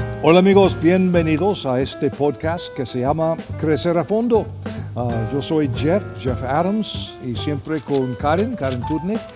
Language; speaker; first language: Spanish; non-native, fluent; English